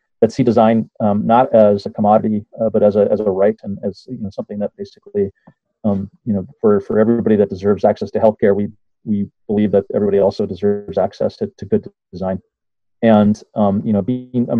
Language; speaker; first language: English; native; English